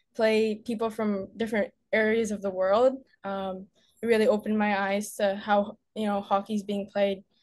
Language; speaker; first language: English; native; English